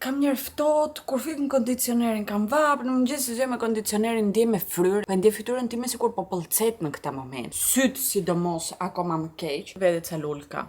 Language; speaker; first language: Albanian; early bilingual, heritage; Albanian